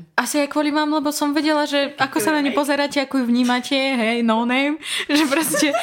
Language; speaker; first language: Slovak; non-native, fluent; Russian